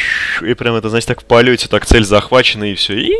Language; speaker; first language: Russian; native; Russian